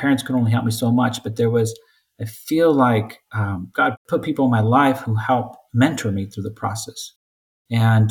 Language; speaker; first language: English; native; English